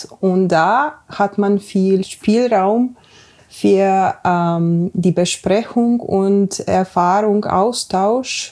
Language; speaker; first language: German; non-native, fluent; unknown